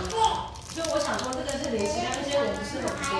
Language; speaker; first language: Chinese; native; Chinese